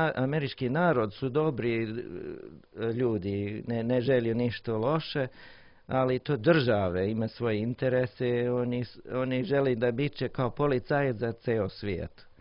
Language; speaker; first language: Croatian; non-native, learner; English